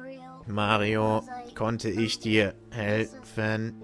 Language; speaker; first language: German; native; German